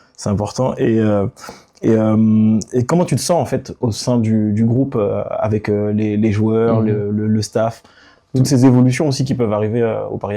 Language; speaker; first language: French; native; French